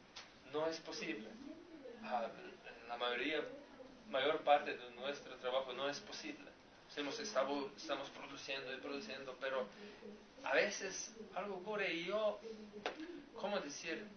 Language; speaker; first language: Spanish; non-native, learner; Slovenian